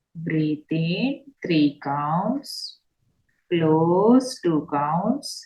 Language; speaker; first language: English; non-native, local second language; Telugu